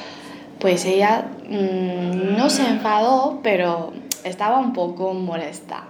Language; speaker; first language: Spanish; non-native, fluent; Chinese